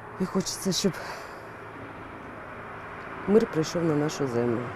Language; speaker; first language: Ukrainian; non-native, local second language; Russian